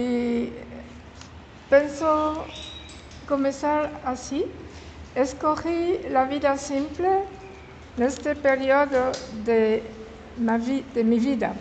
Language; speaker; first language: Spanish; non-native, learner; French